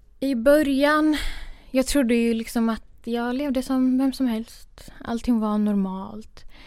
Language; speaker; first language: Swedish; early bilingual, other home language; Kurdish